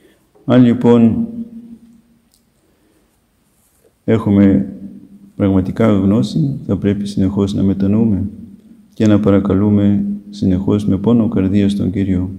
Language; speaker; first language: Greek; native; Greek